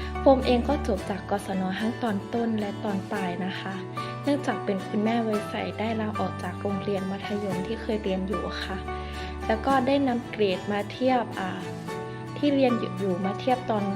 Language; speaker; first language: Thai; native; Thai